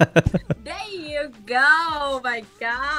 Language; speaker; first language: English; non-native, learner; Thai